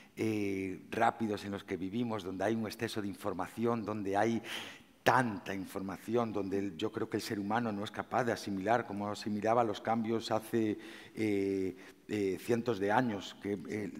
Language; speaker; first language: Spanish; native; Spanish